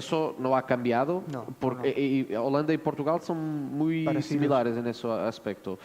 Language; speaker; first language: Spanish; non-native, fluent; Portuguese